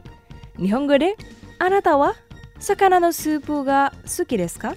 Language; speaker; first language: Japanese; non-native, fluent; Indonesian